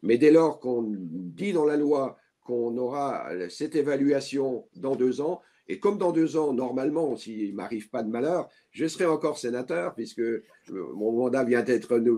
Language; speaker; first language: French; native; French